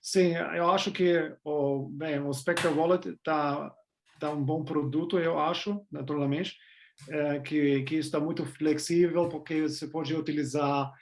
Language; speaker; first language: Portuguese; non-native, fluent; German